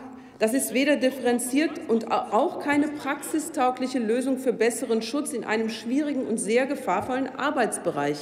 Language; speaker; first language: German; native; German